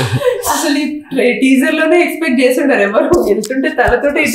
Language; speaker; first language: Telugu; native; Telugu